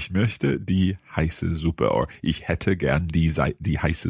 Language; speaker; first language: German; non-native, learner; English